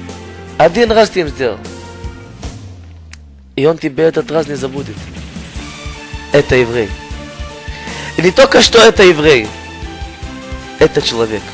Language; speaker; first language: Russian; non-native, learner; Hebrew